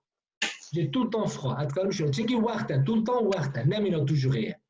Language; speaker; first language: French; non-native, fluent; Kurdish